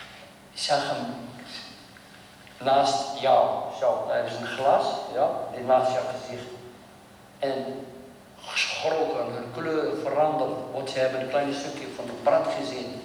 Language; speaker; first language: Dutch; non-native, learner; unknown